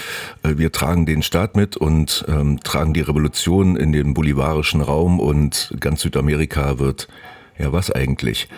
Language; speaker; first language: German; native; German